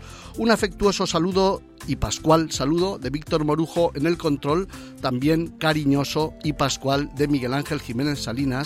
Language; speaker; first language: Spanish; native; Spanish